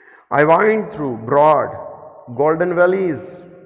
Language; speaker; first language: English; non-native, local second language; Gujarati